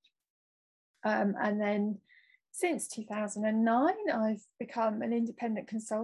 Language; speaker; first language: English; native; English